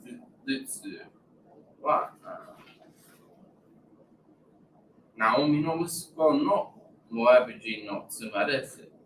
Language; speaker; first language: Japanese; non-native, learner; English